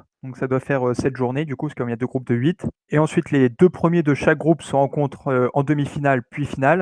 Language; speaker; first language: French; native; French